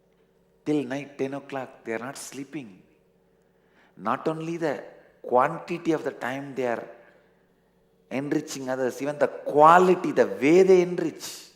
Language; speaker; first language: English; non-native, local second language; Tamil